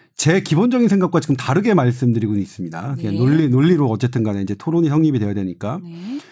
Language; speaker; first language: Korean; native; Korean